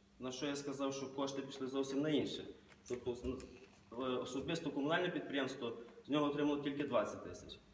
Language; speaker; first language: Ukrainian; native; Ukrainian